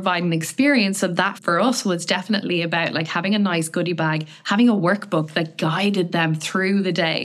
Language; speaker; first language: English; native; English